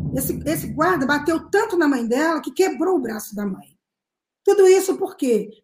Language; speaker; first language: Portuguese; native; Portuguese